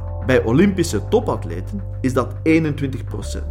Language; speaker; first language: Dutch; native; Dutch